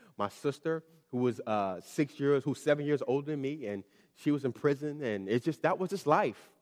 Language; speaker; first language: English; native; English